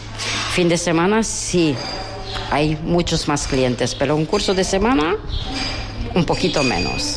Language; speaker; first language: Spanish; non-native, learner; Romanian